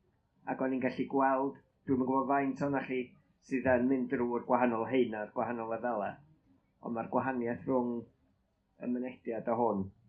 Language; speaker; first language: Welsh; native; Welsh